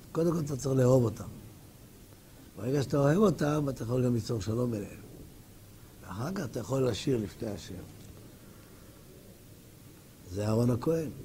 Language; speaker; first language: Hebrew; native; Hebrew